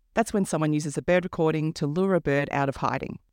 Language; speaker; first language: English; native; English